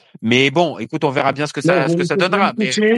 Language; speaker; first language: French; native; French